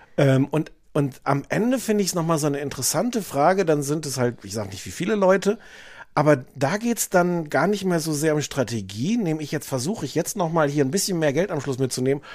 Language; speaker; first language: German; native; German